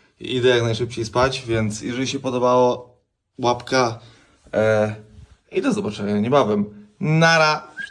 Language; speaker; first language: Polish; native; Polish